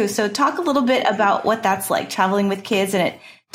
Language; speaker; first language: English; native; English